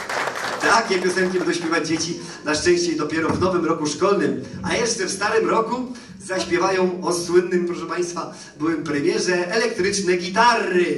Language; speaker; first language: Polish; native; Polish